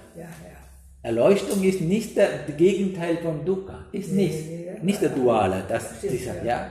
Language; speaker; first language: German; non-native, learner; Sinhala